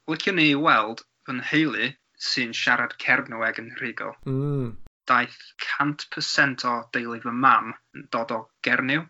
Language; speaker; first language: Welsh; non-native, learner; English